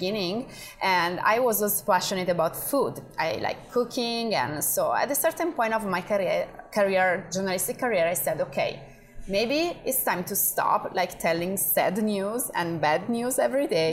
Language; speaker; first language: English; non-native, fluent; Italian